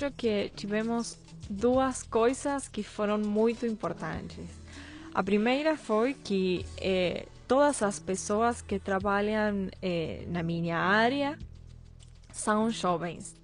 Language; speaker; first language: Portuguese; non-native, fluent; Spanish